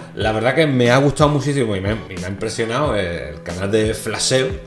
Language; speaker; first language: Spanish; native; Spanish